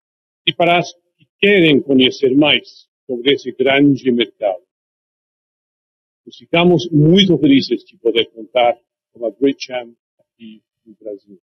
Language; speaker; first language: Portuguese; non-native, fluent; English